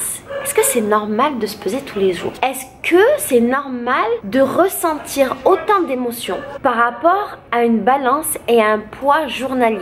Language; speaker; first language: French; native; French